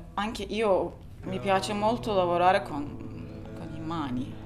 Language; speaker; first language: Italian; non-native, learner; Turkish